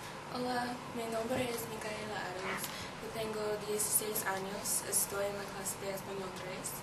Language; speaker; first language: Spanish; non-native, learner; English